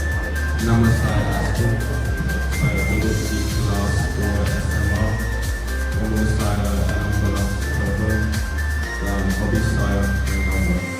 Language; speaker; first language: Indonesian; non-native, learner; English